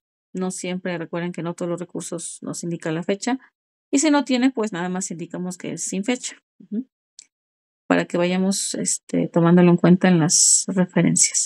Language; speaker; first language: Spanish; native; Spanish